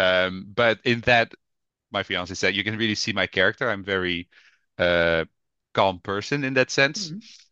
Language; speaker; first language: English; non-native, fluent; Dutch